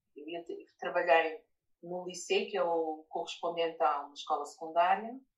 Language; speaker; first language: Portuguese; native; Portuguese